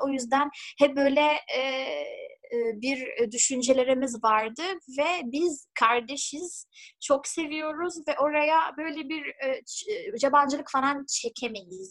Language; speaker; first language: Turkish; non-native, fluent; Arabic